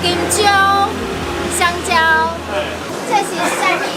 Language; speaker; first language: Chinese; non-native, fluent; Vietnamese